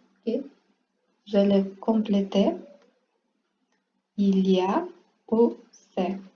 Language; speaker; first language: French; non-native, learner; Portuguese